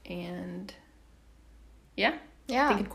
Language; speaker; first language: English; non-native, local second language; Afrikaans